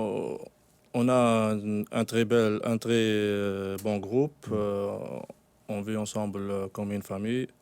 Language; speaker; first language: French; non-native, local second language; Arabic